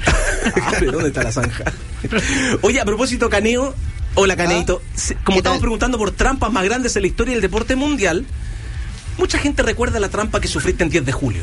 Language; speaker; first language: Spanish; native; Spanish